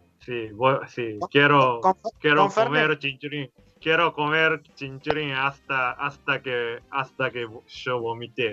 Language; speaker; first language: Spanish; non-native, learner; Japanese